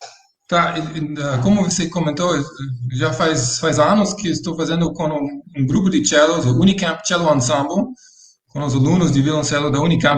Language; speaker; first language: Portuguese; non-native, fluent; English